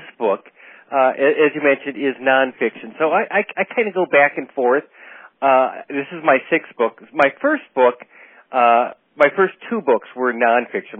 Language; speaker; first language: English; native; English